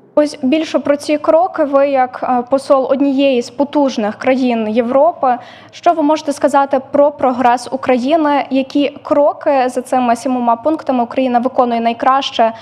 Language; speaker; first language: Ukrainian; native; Ukrainian